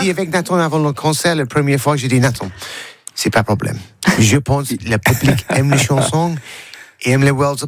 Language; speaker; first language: French; non-native, learner; English